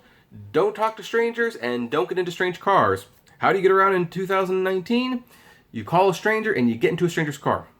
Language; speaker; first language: English; native; English